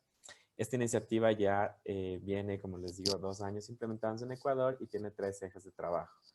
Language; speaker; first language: Spanish; native; Spanish